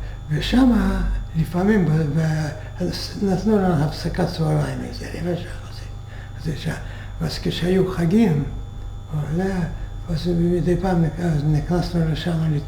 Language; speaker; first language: Hebrew; non-native, fluent; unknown